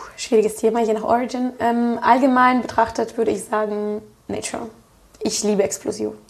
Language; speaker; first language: German; non-native, fluent; Russian